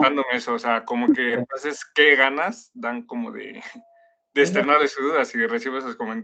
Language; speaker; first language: Spanish; native; Spanish